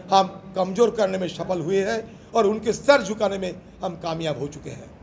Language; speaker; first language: Hindi; non-native, local second language; Bangla